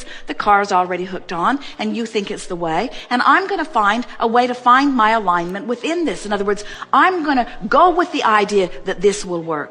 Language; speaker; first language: English; native; English